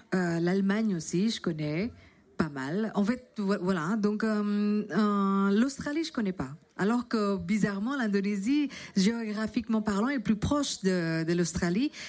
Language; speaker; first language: French; non-native, fluent; Indonesian